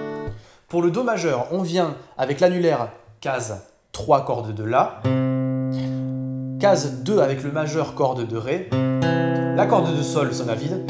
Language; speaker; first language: French; native; French